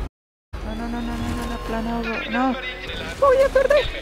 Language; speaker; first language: Spanish; native; Spanish